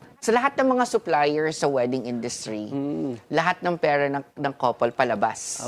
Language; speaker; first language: Filipino; native; Filipino